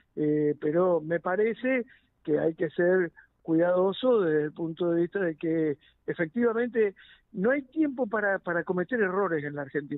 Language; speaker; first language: Spanish; native; Spanish